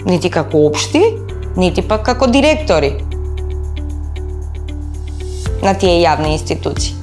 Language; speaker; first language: Macedonian; native; Macedonian